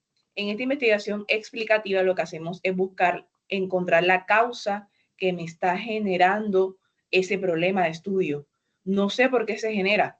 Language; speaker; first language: Spanish; native; Spanish